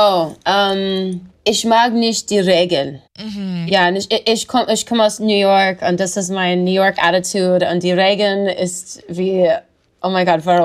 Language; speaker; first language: German; non-native, learner; English